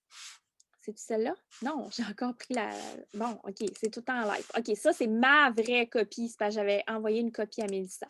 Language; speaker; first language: French; native; French